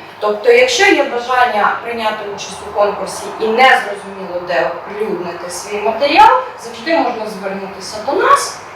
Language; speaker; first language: Ukrainian; native; Ukrainian